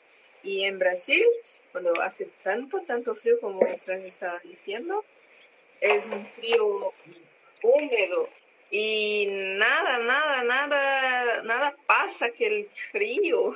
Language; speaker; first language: Spanish; non-native, learner; Portuguese